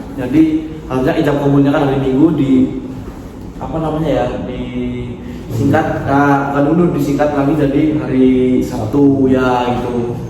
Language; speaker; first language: Indonesian; native; Indonesian